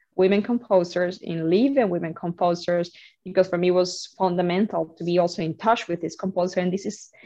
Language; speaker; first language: English; non-native, fluent; Spanish